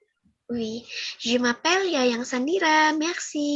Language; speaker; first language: French; non-native, fluent; Indonesian